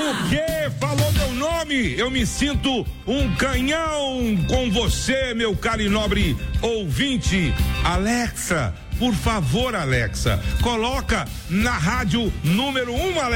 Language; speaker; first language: Portuguese; native; Portuguese